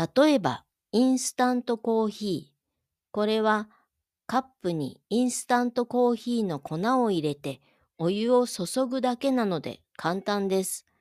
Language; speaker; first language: Japanese; native; Japanese